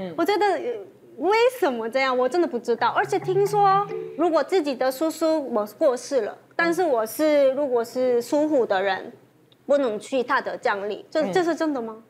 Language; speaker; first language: Chinese; non-native, fluent; Korean